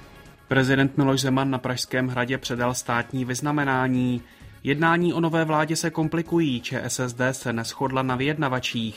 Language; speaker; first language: Czech; native; Czech